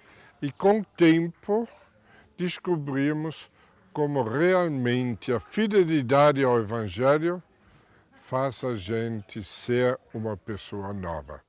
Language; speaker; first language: Portuguese; non-native, fluent; German